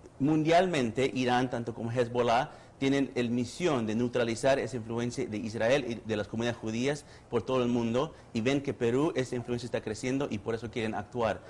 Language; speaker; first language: Spanish; early bilingual, heritage; Spanish